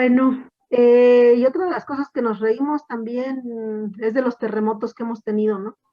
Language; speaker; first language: Spanish; native; Spanish